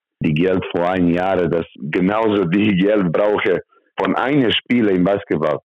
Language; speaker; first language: German; non-native, learner; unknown